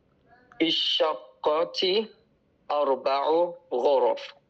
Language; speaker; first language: Arabic; non-native, learner; English